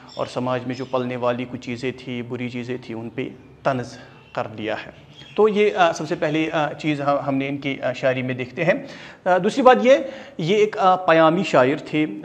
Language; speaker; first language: Urdu; non-native, local second language; Kashmiri